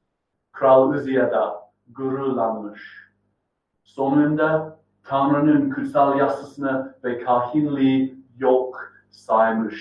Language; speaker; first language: Turkish; non-native, fluent; English